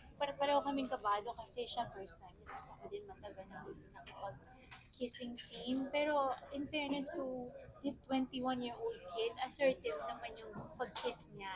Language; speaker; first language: Filipino; native; Filipino